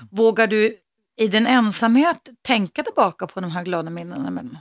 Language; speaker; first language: Swedish; native; Swedish